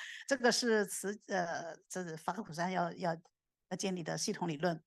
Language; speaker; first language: Chinese; native; Chinese